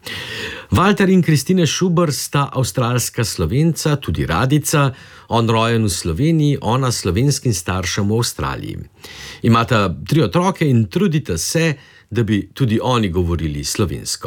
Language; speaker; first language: Slovenian; native; Slovenian